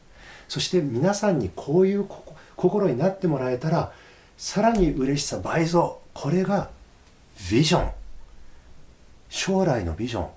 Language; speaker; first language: Japanese; native; Japanese